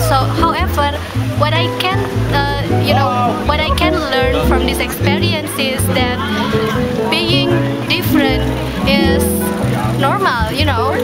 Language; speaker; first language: English; non-native, local second language; Indonesian